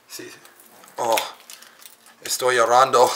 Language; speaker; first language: Spanish; non-native, learner; English